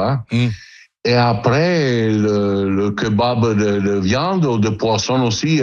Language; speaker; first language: French; non-native, learner; Italian